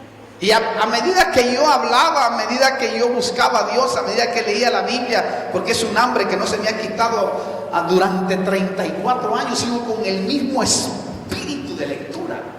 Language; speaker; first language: Spanish; native; Spanish